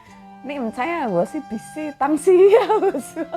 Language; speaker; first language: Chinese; non-native, learner; Javanese